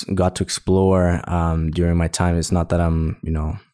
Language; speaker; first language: English; early bilingual, other home language; Spanish